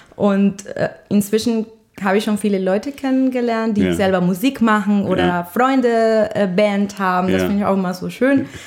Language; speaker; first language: German; non-native, fluent; Spanish